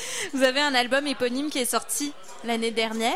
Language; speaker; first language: French; native; French